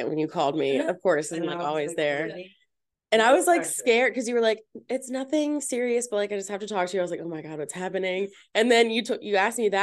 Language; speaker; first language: English; native; English